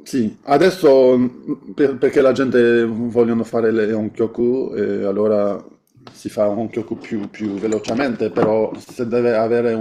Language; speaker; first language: Italian; non-native, fluent; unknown